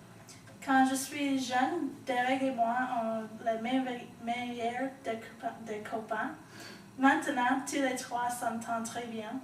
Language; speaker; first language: French; non-native, learner; English